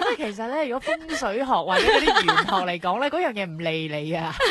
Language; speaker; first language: Cantonese; native; Cantonese